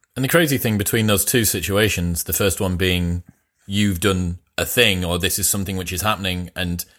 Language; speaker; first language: English; native; English